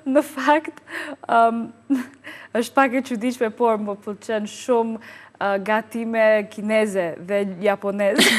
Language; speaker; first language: Albanian; non-native, learner; English